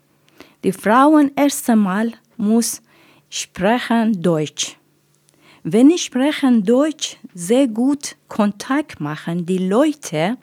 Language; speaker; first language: German; non-native, learner; Persian